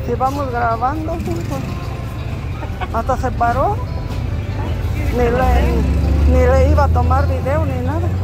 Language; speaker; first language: Spanish; native; Spanish